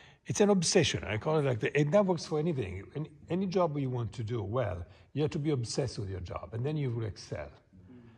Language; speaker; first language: English; non-native, fluent; Italian